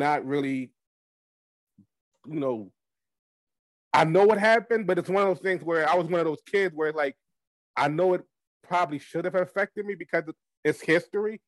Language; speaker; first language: English; native; English